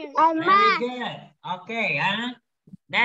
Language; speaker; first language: English; non-native, fluent; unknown